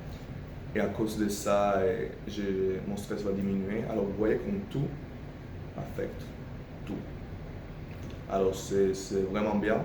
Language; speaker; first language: French; non-native, fluent; Spanish